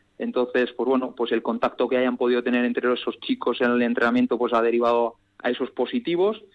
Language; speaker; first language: Spanish; native; Spanish